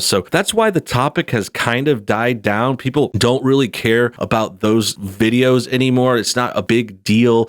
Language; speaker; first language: English; native; English